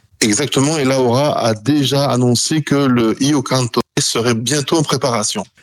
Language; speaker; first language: French; native; French